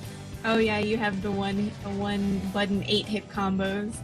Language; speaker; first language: English; native; English